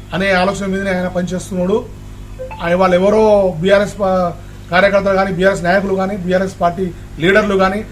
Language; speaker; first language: Telugu; native; Telugu